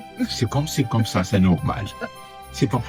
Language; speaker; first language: French; non-native, learner; German